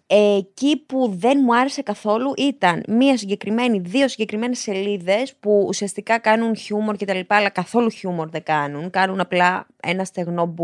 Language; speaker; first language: Greek; early bilingual, other home language; Albanian